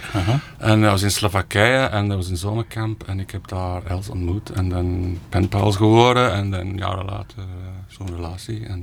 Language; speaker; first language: Dutch; non-native, fluent; English